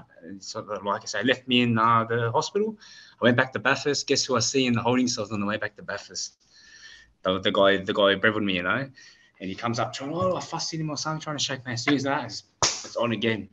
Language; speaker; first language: English; native; English